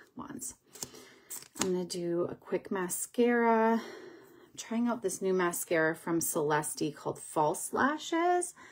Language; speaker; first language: English; native; English